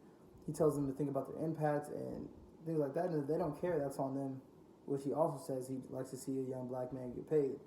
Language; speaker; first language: English; native; English